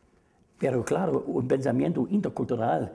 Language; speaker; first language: Spanish; non-native, fluent; German